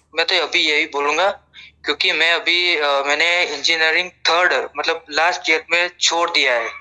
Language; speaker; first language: Hindi; non-native, local second language; Gujarati